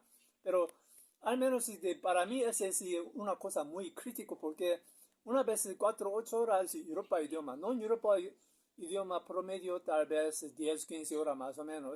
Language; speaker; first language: Spanish; non-native, learner; Korean